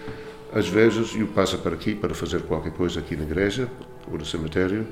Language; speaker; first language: Portuguese; non-native, fluent; English